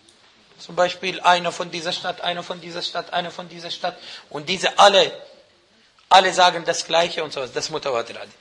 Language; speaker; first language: German; non-native, fluent; Arabic